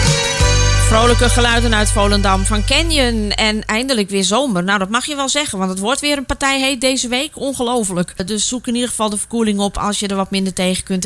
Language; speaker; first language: Dutch; native; Dutch